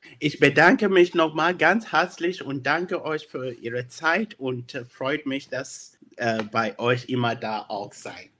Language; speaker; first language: German; non-native, learner; English